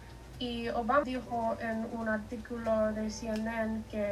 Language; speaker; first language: Spanish; non-native, learner; English